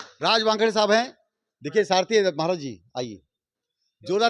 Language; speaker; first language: Hindi; native; Hindi